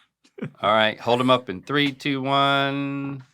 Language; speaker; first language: English; native; English